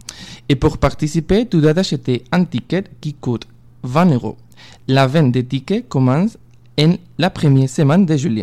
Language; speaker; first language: French; non-native, fluent; Spanish